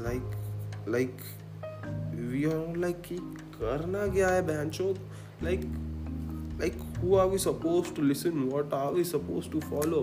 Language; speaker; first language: English; non-native, local second language; Hindi